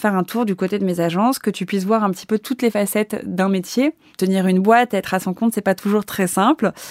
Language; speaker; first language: French; native; French